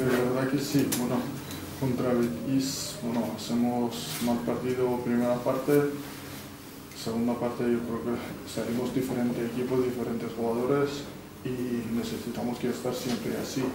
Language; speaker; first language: Spanish; non-native, fluent; Persian